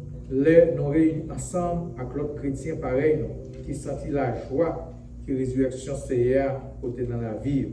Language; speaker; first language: French; non-native, local second language; Haitian Creole